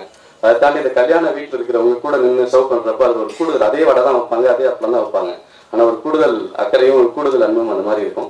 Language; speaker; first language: Tamil; native; Tamil